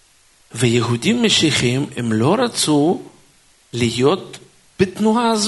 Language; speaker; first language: Hebrew; non-native, fluent; Russian